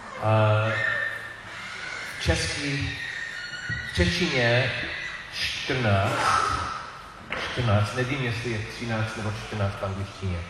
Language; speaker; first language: Czech; non-native, learner; English